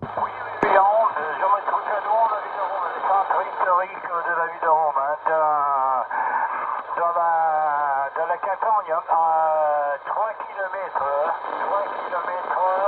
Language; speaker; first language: French; non-native, learner; Italian